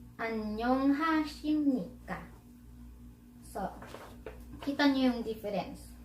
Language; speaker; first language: Filipino; native; Filipino